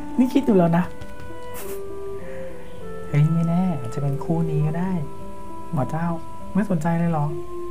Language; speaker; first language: Thai; native; Thai